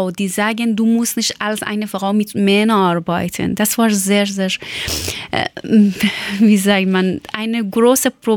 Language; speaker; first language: German; non-native, learner; Persian